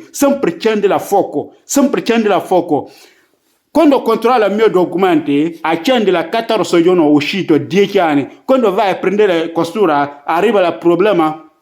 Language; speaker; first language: Italian; non-native, learner; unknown